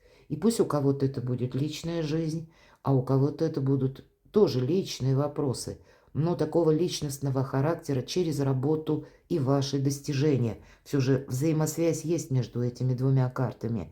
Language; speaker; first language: Russian; native; Russian